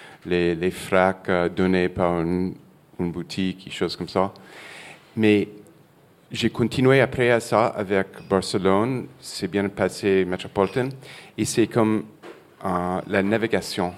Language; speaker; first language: French; non-native, fluent; English